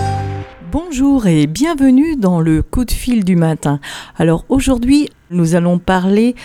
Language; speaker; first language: French; native; French